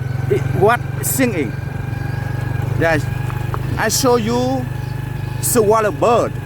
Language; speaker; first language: English; non-native, learner; Vietnamese